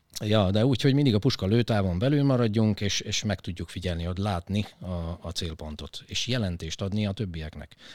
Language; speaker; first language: Hungarian; native; Hungarian